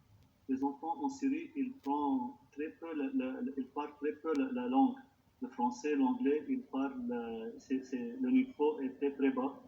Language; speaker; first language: French; non-native, local second language; Arabic